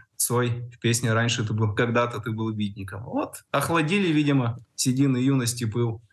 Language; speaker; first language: Russian; native; Russian